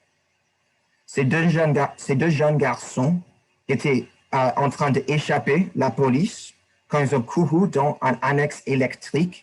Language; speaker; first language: French; non-native, learner; English